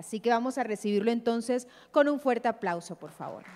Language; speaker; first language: Spanish; native; Spanish